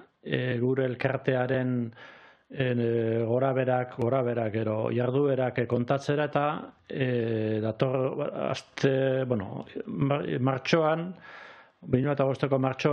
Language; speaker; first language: Basque; native; Basque